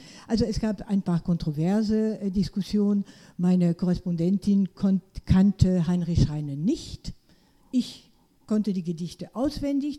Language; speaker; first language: German; non-native, fluent; French